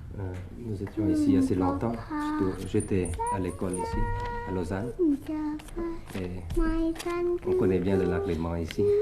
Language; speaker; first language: French; early bilingual, other home language; Thai